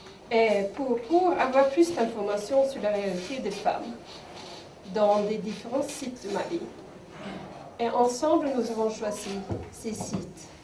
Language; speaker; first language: French; non-native, fluent; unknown